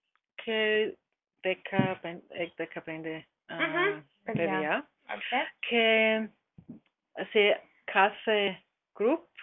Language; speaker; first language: Greek; non-native, learner; German